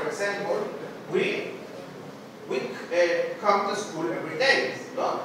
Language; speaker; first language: English; non-native, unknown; Spanish